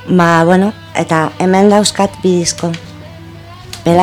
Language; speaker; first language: Basque; non-native, local second language; Spanish